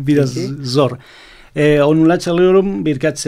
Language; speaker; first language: Turkish; non-native, fluent; Spanish